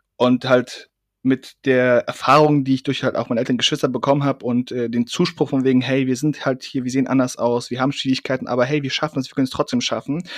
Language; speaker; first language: German; early bilingual, other home language; Persian